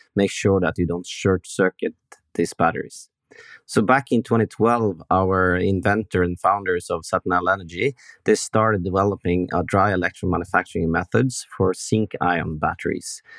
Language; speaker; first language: English; non-native, fluent; Norwegian